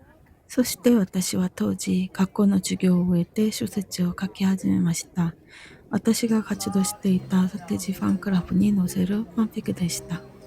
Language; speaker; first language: Japanese; non-native, fluent; Korean